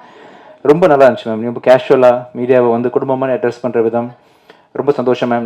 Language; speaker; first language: Tamil; native; Tamil